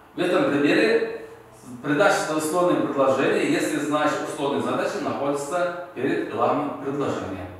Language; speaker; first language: Russian; non-native, local second language; Uzbek